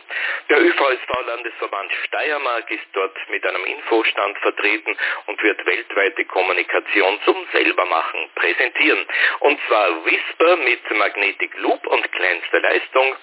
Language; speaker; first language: German; native; German